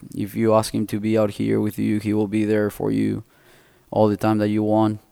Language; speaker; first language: English; non-native, fluent; Spanish